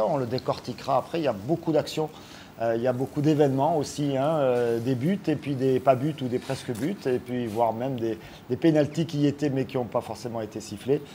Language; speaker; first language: French; native; French